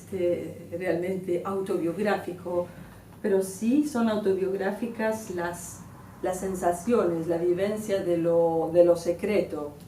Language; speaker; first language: Spanish; native; Spanish